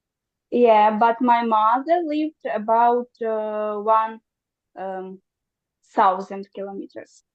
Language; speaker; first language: English; non-native, learner; Ukrainian